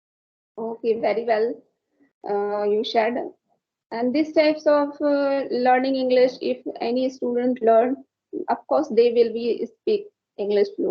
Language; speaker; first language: English; non-native, learner; Hindi